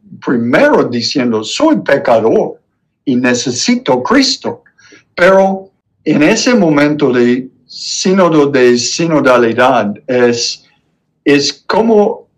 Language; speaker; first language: Spanish; non-native, fluent; English